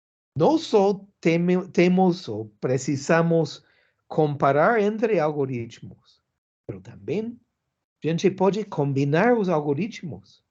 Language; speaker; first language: Portuguese; non-native, learner; English